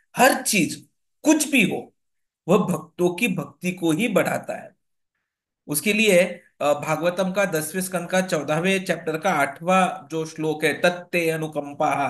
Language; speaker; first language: Hindi; non-native, local second language; Marathi